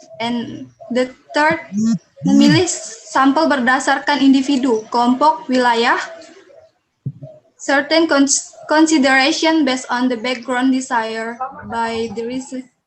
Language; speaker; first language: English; non-native, learner; Indonesian